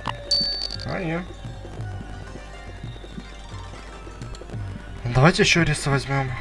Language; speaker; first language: Russian; native; Russian